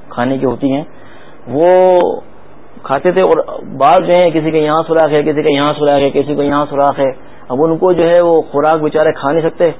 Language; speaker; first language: Urdu; native; Urdu